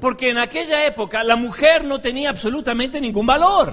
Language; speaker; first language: Spanish; native; Spanish